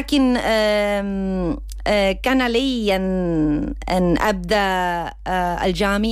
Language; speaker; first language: Arabic; non-native, learner; Spanish